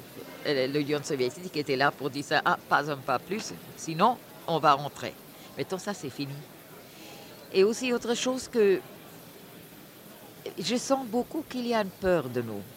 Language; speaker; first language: French; non-native, fluent; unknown